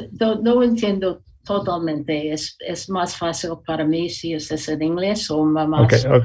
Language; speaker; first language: Spanish; non-native, learner; English